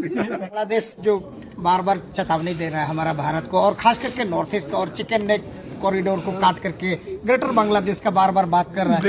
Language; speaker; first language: Hindi; non-native, local second language; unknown